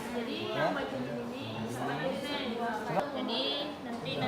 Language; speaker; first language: Indonesian; native; Indonesian